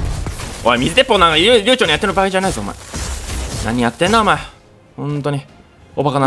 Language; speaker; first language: Japanese; native; Japanese